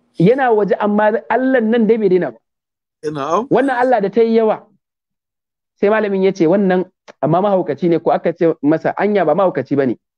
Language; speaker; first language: Hausa; native; Hausa